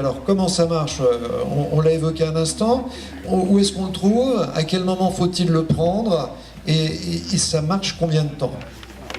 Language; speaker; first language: French; native; French